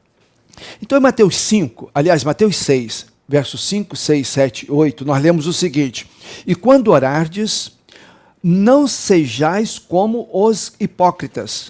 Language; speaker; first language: Portuguese; native; Portuguese